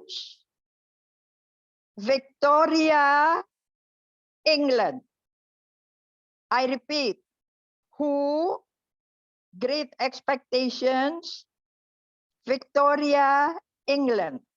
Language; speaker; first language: English; non-native, fluent; Indonesian